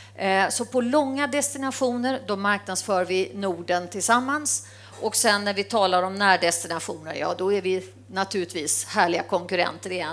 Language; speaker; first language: Swedish; native; Swedish